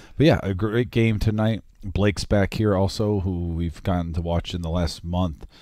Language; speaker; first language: English; native; English